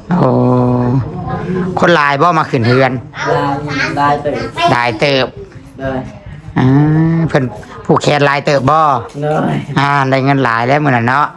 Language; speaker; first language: Thai; non-native, local second language; Lao